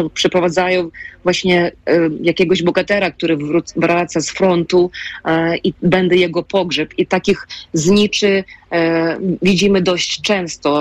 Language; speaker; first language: Polish; non-native, fluent; Ukrainian